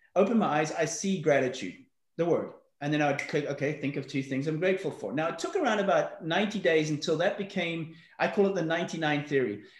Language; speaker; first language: English; native; English